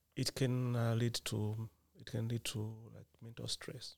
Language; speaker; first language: English; non-native, local second language; Nyanja